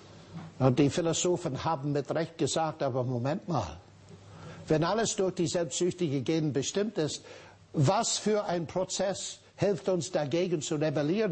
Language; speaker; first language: German; non-native, fluent; English